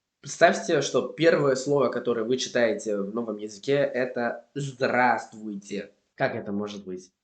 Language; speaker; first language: Russian; non-native, fluent; Spanish